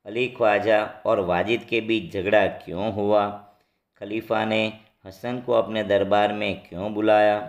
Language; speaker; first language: Hindi; non-native, local second language; Gujarati